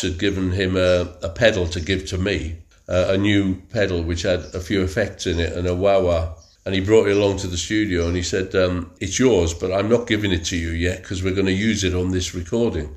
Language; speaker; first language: English; native; English